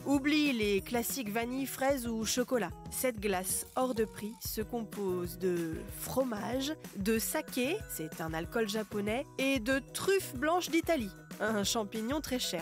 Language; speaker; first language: French; native; French